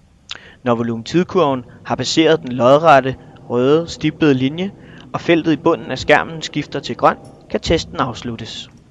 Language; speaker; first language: Danish; native; Danish